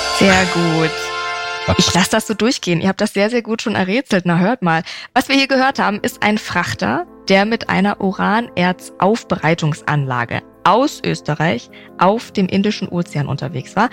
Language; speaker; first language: German; native; German